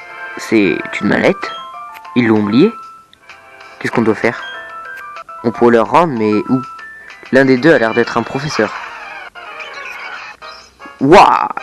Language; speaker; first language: French; native; French